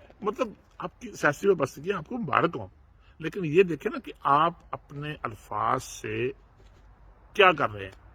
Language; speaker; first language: Urdu; non-native, local second language; Punjabi